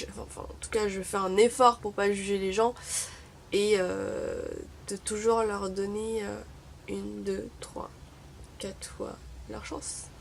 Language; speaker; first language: French; non-native, local second language; Arabic